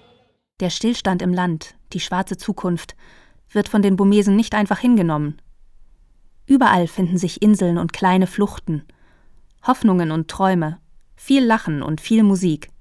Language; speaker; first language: German; native; German